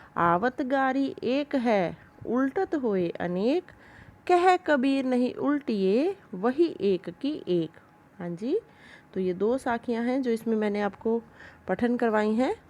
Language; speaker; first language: Hindi; native; Hindi